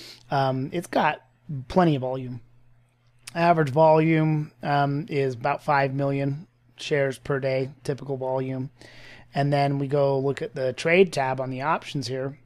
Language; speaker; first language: English; native; English